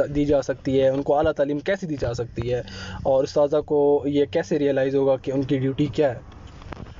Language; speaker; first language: Urdu; native; Urdu